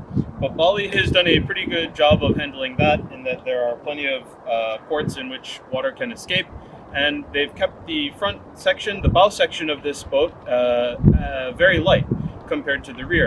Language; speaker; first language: English; native; English